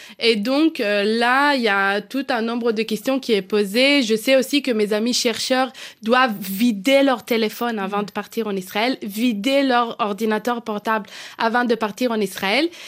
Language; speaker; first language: French; non-native, fluent; Hebrew